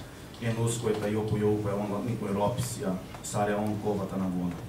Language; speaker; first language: Finnish; non-native, learner; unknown